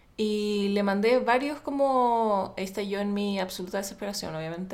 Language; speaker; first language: Spanish; native; Spanish